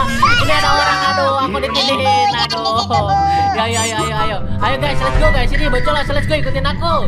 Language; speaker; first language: Indonesian; native; Indonesian